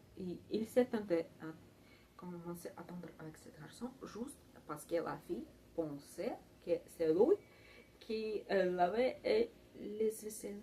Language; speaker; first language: French; non-native, learner; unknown